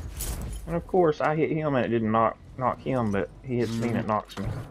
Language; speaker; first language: English; native; English